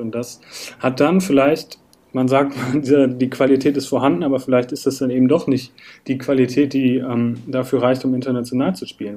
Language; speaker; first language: German; native; German